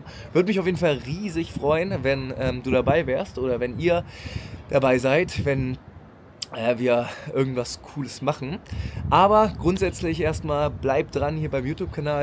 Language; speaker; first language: German; native; German